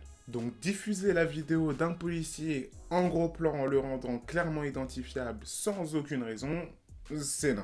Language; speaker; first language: French; native; French